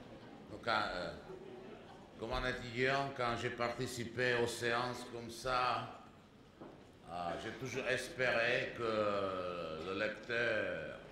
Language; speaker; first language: French; non-native, fluent; Czech